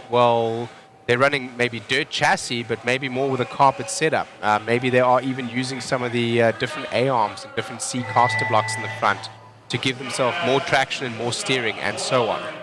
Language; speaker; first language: English; native; English